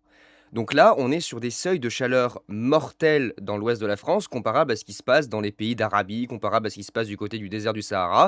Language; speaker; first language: French; native; French